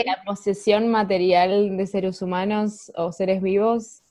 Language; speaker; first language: Spanish; native; Spanish